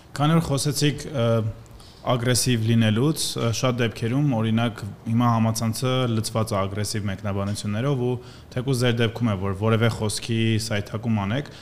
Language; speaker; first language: Armenian; native; Armenian